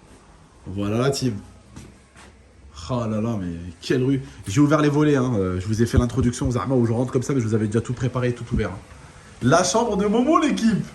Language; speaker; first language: French; native; French